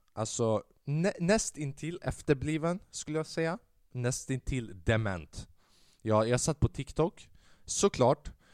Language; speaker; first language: Swedish; early bilingual, other home language; Albanian